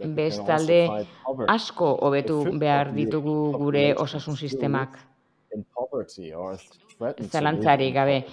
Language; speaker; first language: Basque; non-native, learner; German